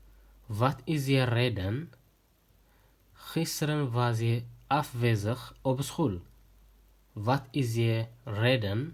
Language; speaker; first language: Dutch; early bilingual, heritage; Tigrinya